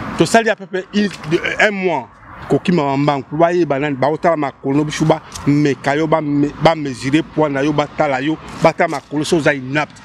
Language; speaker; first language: Lingala; non-native, local second language; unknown